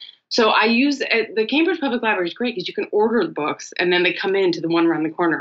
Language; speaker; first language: English; native; English